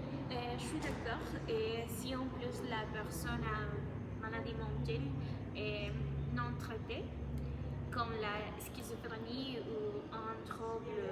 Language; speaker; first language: French; non-native, learner; Spanish